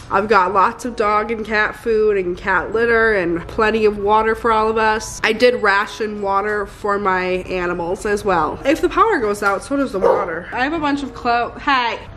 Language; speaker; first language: English; native; English